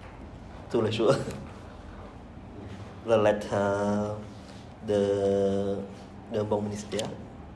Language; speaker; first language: French; non-native, learner; Khmer